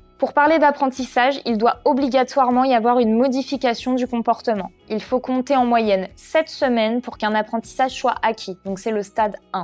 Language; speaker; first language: French; native; French